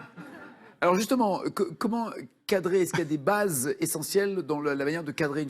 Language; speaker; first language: French; native; French